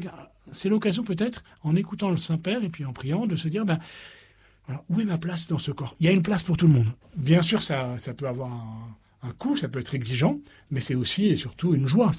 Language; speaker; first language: French; native; French